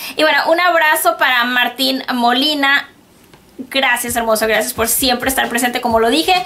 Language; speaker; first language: Spanish; native; Spanish